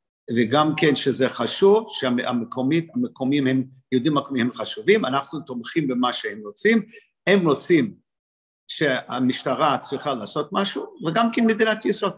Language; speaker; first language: Hebrew; non-native, fluent; English